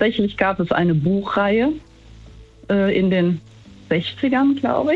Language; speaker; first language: German; native; German